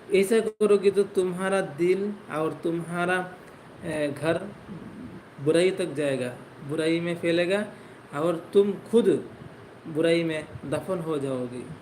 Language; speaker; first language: Hindi; non-native, learner; Bangla